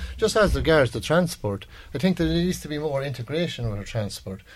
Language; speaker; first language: English; native; English